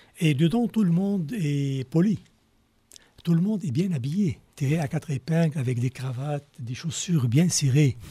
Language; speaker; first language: French; non-native, local second language; Arabic